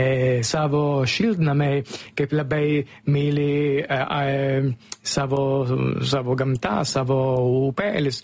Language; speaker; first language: Lithuanian; non-native, fluent; Italian